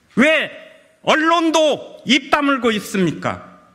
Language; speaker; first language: Korean; native; Korean